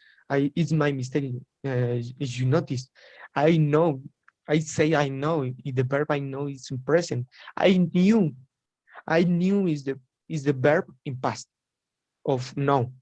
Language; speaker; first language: English; non-native, learner; Spanish